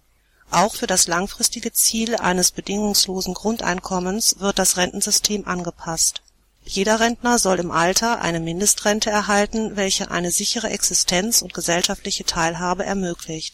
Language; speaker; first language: German; native; German